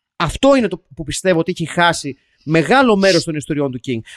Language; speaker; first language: Greek; native; Greek